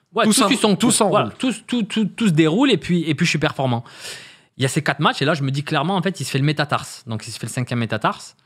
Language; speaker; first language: French; native; French